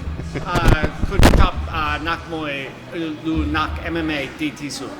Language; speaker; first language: Thai; non-native, learner; English